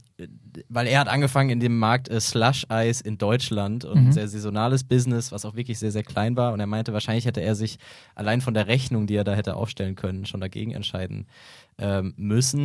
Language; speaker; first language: German; native; German